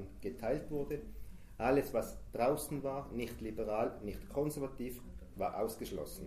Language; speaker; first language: German; native; German